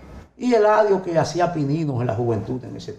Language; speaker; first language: Spanish; native; Spanish